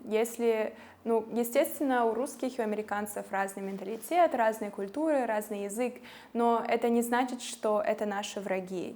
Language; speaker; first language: Russian; non-native, fluent; English